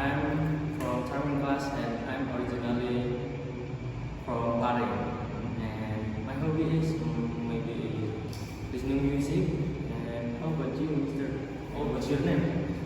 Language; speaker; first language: English; non-native, learner; Indonesian